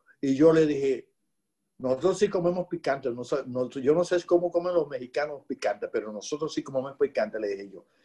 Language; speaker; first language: Spanish; native; Spanish